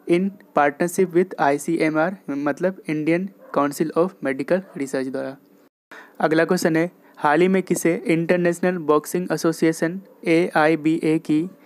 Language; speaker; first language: Hindi; native; Hindi